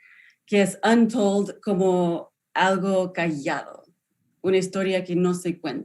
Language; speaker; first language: Spanish; non-native, fluent; English